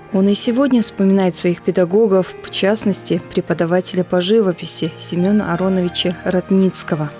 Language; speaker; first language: Russian; native; Russian